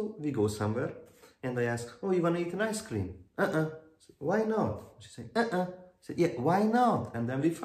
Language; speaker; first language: English; non-native, learner; Hungarian